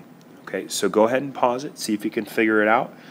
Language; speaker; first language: English; native; English